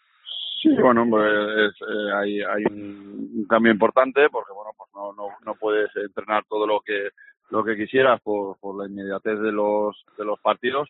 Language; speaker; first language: Spanish; native; Spanish